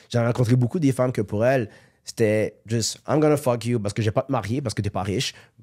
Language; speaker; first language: French; native; French